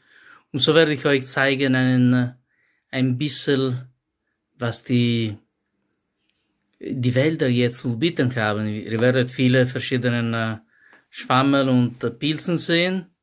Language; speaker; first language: German; non-native, fluent; Italian